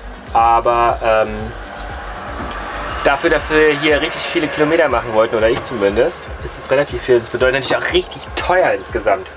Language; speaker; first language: German; native; German